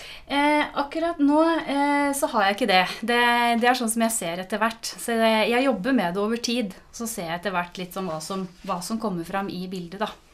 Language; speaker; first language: Norwegian; native; Norwegian